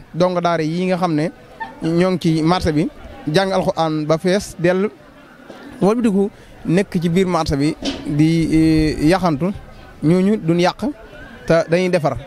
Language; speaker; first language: Wolof; native; Wolof